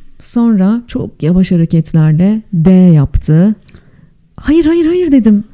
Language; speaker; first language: Turkish; native; Turkish